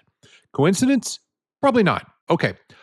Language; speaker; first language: English; native; English